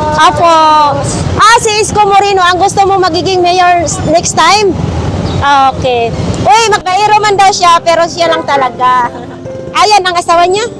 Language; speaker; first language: Filipino; non-native, local second language; Masbatenyo